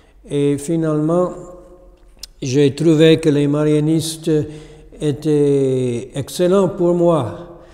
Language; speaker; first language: French; non-native, fluent; English